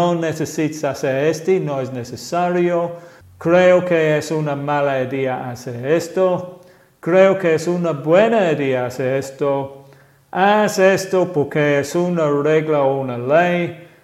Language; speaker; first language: Spanish; non-native, fluent; English